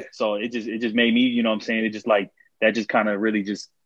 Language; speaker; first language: English; native; English